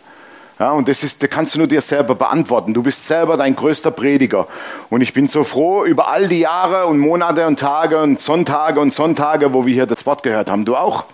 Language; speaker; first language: German; native; German